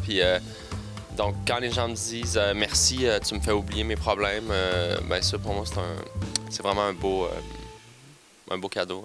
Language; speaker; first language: French; native; French